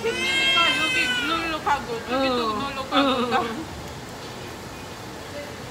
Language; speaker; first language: Korean; non-native, learner; Filipino